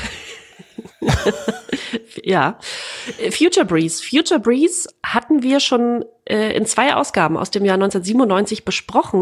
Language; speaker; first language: German; native; German